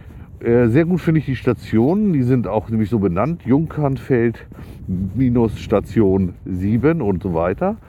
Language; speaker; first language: German; native; German